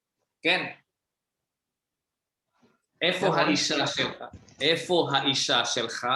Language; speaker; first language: Hebrew; non-native, fluent; Indonesian